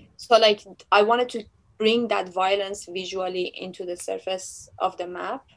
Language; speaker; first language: English; non-native, fluent; Persian